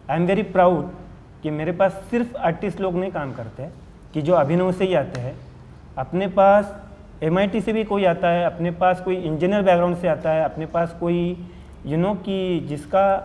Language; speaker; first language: Hindi; non-native, local second language; Marathi